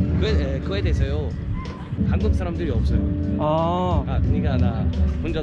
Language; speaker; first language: Korean; non-native, learner; Arabic